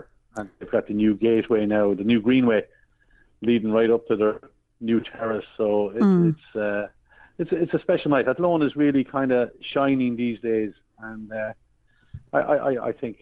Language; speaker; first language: English; native; English